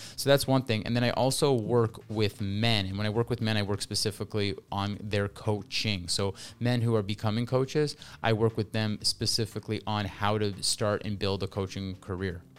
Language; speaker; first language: English; early bilingual, other home language; Russian